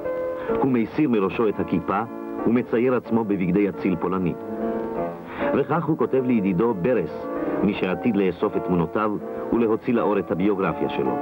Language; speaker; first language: Hebrew; native; Hebrew